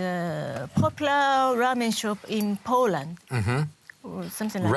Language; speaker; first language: English; non-native, learner; Japanese